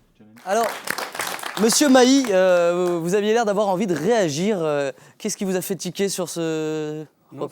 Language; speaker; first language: French; native; French